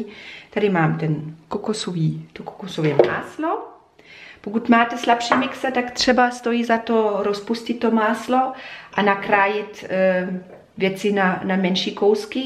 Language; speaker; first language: Czech; non-native, fluent; German